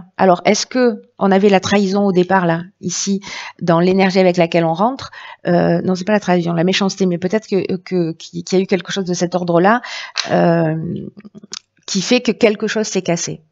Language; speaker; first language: French; native; French